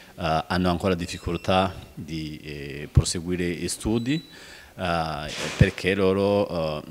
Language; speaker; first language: Italian; non-native, fluent; Rundi